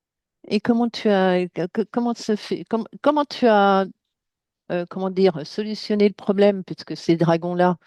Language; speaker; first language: French; native; French